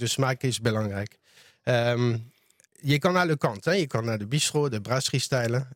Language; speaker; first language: Dutch; non-native, learner; French